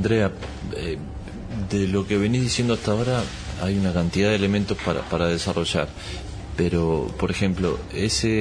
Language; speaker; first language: Spanish; native; Spanish